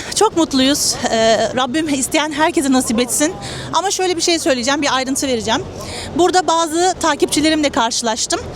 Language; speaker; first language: Turkish; non-native, fluent; Arabic